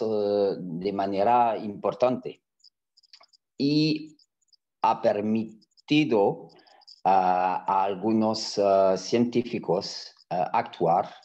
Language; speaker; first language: Spanish; non-native, fluent; French